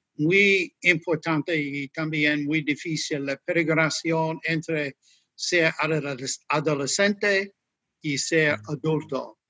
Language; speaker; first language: Spanish; non-native, learner; English